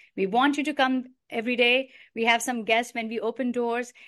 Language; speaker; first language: English; non-native, local second language; Hindi